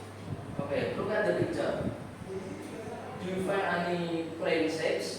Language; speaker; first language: English; non-native, learner; Indonesian